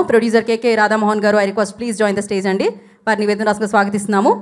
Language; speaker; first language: Telugu; native; Telugu